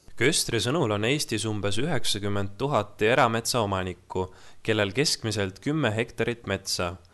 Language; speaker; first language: Estonian; native; Estonian